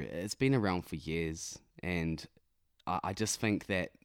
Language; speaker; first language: English; native; English